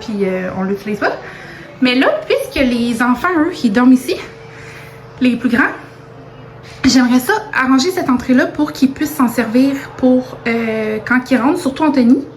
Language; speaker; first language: French; native; French